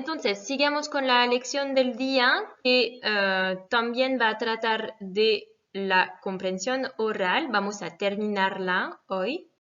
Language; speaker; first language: Spanish; non-native, fluent; French